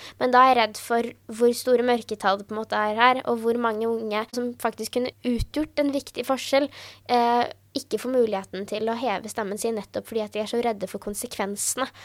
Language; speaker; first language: Norwegian; early bilingual, other home language; Urdu